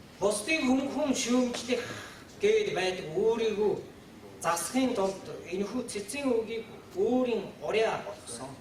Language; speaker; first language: Mongolian; non-native, fluent; Japanese